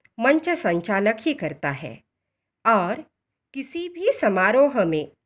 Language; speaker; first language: Hindi; non-native, local second language; Marathi